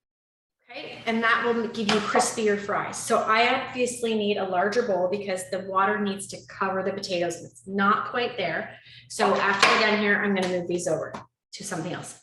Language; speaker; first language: English; native; English